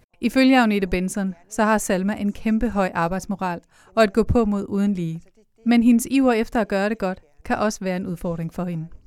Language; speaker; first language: Danish; native; Danish